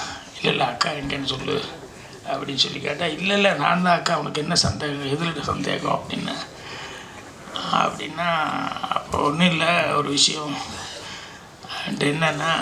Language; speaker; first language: Tamil; native; Tamil